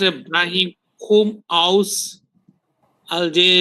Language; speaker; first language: German; non-native, learner; Bangla